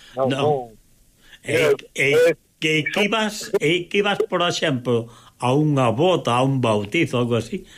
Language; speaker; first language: Galician; native; Galician